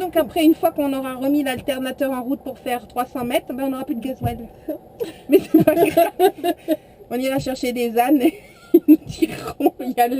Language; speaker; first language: French; native; French